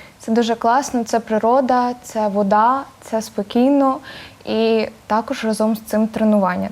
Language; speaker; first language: Ukrainian; native; Ukrainian